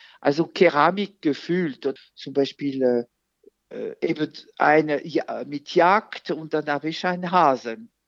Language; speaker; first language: German; non-native, fluent; French